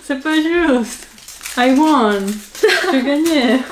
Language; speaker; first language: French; non-native, learner; Italian